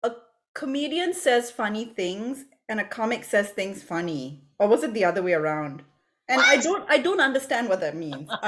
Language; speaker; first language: English; native; English